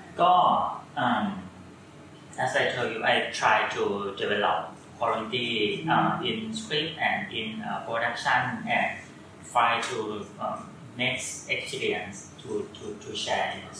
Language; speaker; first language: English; non-native, learner; Thai